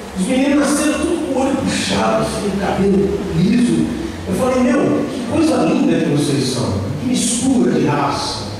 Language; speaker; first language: Portuguese; native; Portuguese